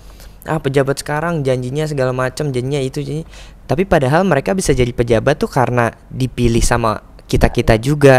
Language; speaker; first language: Indonesian; native; Indonesian